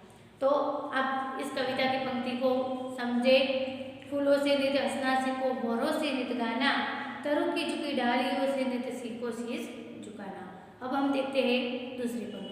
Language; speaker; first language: Hindi; non-native, local second language; Gujarati